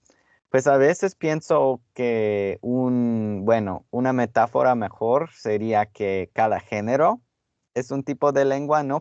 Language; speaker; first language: Spanish; non-native, fluent; English